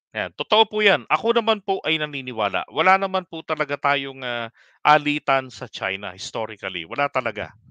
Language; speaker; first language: Filipino; native; Filipino